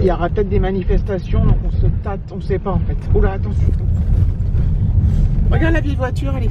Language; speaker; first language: French; native; French